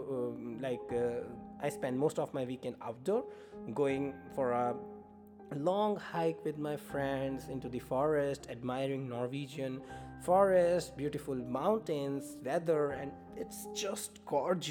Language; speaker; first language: English; non-native, local second language; Hindi